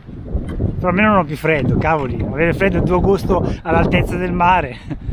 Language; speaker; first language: Italian; native; Italian